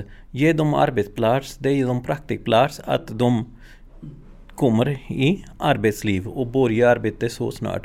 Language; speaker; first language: Swedish; non-native, learner; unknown